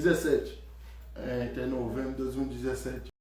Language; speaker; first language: Portuguese; non-native, learner; Haitian Creole